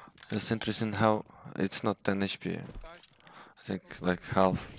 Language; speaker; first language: English; non-native, fluent; Russian